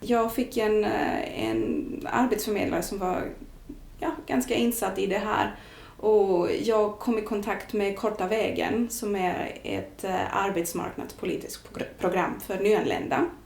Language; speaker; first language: Swedish; non-native, fluent; Greek